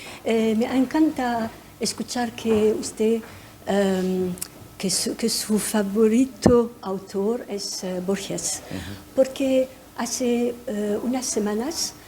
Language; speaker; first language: Spanish; non-native, fluent; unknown